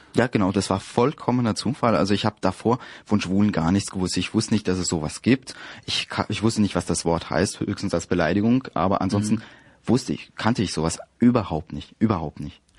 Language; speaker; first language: German; early bilingual, other home language; French